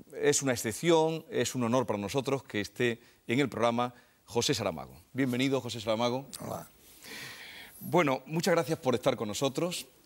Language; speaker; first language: Spanish; native; Spanish